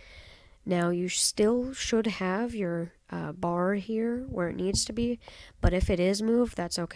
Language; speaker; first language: English; native; English